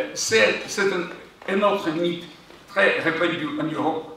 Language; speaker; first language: French; non-native, fluent; Ukrainian